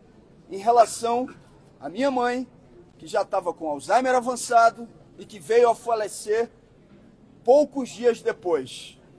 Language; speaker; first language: Portuguese; native; Portuguese